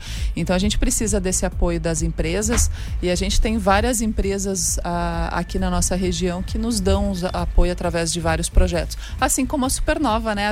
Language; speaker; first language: Portuguese; native; Portuguese